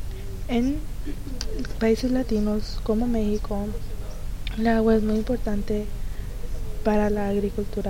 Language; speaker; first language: Spanish; early bilingual, heritage; Spanish